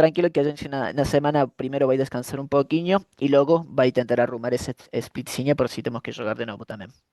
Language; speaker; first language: Portuguese; non-native, fluent; Spanish